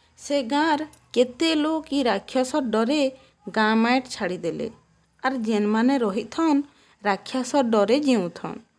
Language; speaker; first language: Odia; native; Odia